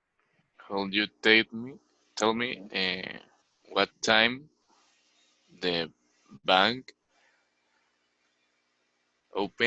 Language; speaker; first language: English; non-native, learner; Spanish